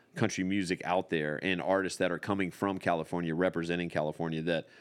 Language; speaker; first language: English; native; English